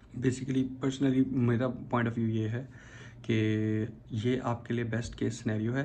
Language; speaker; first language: Urdu; native; Urdu